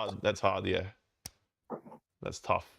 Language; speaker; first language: English; native; English